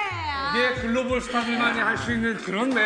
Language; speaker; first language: Korean; native; Korean